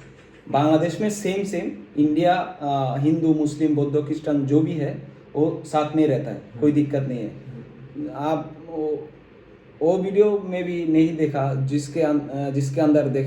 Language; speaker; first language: Hindi; non-native, fluent; Bangla